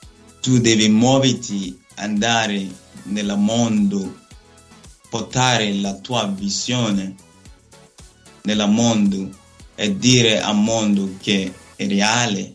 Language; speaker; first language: Italian; non-native, learner; Nigerian Pidgin